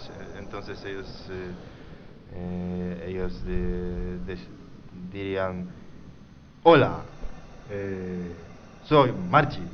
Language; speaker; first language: Spanish; non-native, learner; Polish